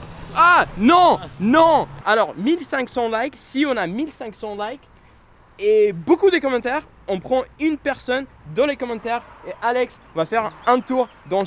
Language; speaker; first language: French; non-native, fluent; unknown